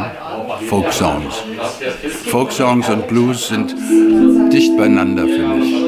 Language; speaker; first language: German; native; German